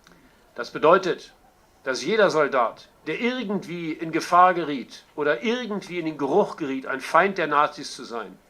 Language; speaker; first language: German; native; German